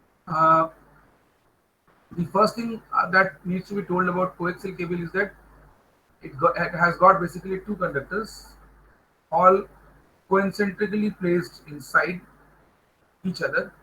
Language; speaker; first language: English; non-native, local second language; Bangla